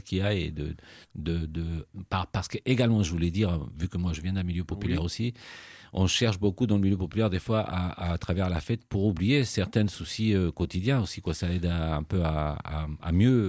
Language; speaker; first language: French; native; French